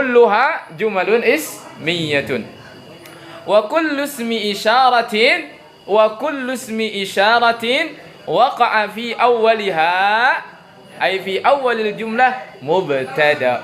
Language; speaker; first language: Arabic; non-native, fluent; Indonesian